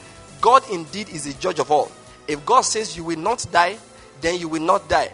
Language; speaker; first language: English; non-native, local second language; Igbo